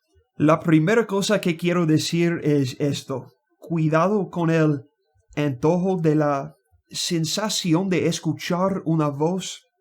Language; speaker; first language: Spanish; non-native, learner; English